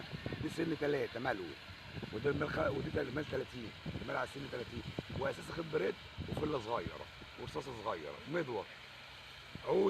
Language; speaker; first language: Arabic; native; Arabic